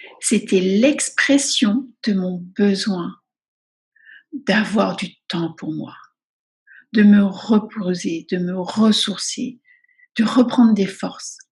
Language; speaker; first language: French; native; French